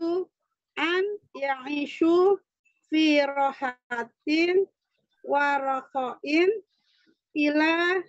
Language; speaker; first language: Arabic; non-native, learner; Indonesian